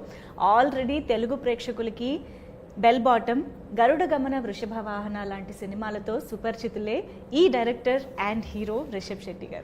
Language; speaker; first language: Telugu; native; Telugu